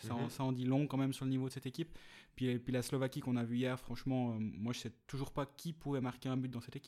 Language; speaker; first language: French; native; French